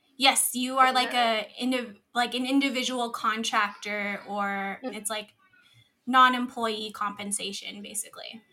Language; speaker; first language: English; early bilingual, other home language; Filipino